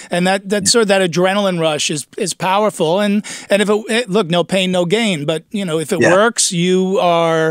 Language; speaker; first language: English; native; English